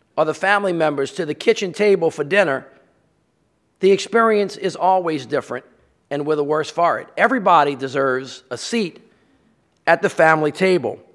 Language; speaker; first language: English; native; English